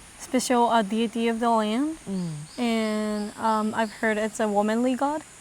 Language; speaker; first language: English; non-native, fluent; Japanese